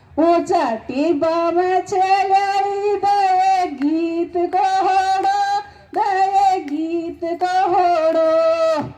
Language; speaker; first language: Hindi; non-native, local second language; Rajasthani